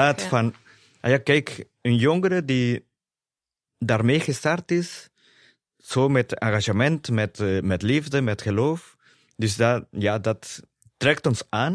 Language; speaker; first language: Dutch; non-native, fluent; Spanish